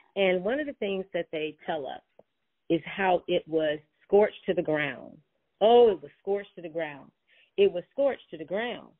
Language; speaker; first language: English; native; English